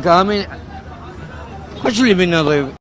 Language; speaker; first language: Arabic; native; Arabic